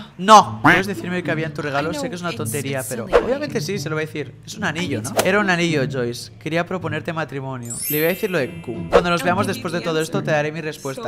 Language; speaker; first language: Spanish; native; Spanish